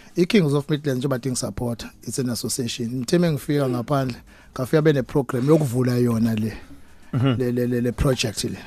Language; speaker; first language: Zulu; native; Zulu